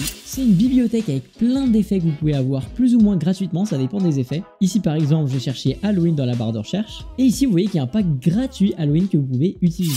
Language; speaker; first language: French; native; French